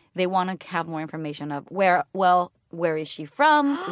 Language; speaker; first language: English; non-native, fluent; Spanish